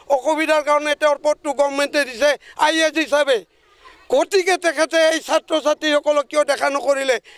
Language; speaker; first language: Assamese; native; Assamese